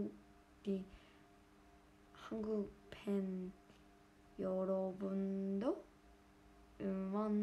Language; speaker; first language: Korean; non-native, learner; Japanese